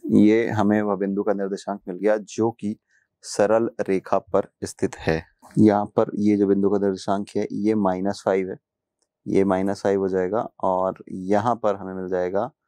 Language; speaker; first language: Hindi; native; Hindi